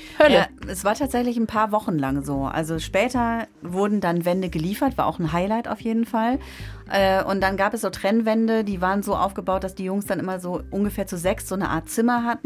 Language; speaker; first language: German; native; German